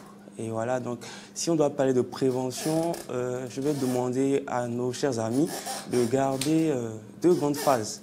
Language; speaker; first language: French; non-native, local second language; Fon